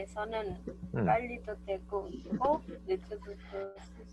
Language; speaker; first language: Korean; non-native, learner; Khmer